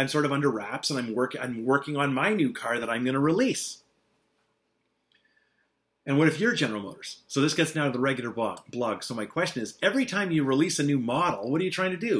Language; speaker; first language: English; native; English